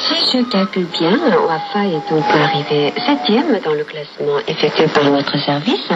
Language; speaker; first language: French; native; French